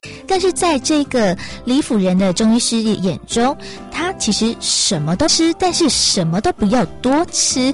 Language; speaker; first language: Chinese; native; Chinese